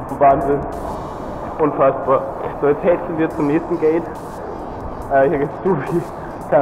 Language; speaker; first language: German; native; German